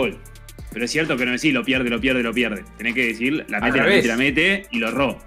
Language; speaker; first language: Spanish; native; Spanish